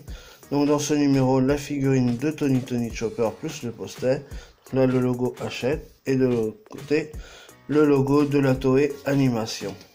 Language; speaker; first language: French; native; French